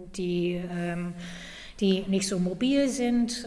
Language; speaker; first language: German; non-native, fluent; English